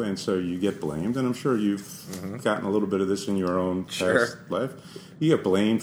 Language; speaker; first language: English; native; English